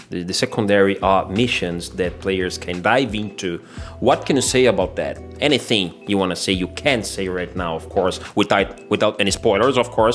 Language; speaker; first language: English; non-native, fluent; Portuguese